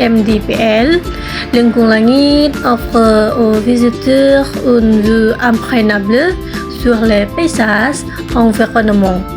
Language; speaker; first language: French; non-native, learner; Indonesian